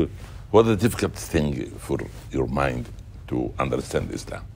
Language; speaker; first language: English; non-native, learner; Arabic